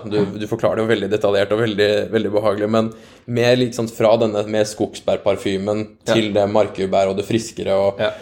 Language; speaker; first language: Norwegian; native; Norwegian